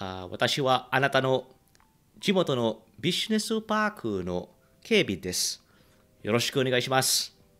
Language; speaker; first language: Japanese; non-native, learner; English